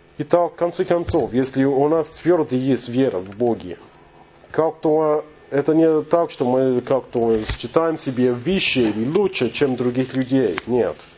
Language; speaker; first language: Russian; non-native, fluent; English